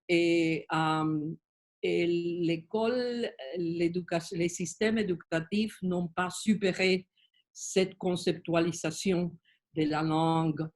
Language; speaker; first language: French; non-native, learner; Spanish